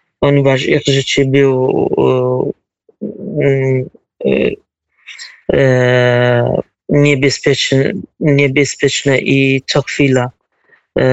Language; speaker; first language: Polish; non-native, learner; Kurdish